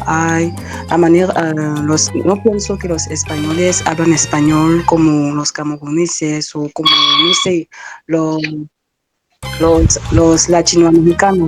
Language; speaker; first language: Spanish; non-native, fluent; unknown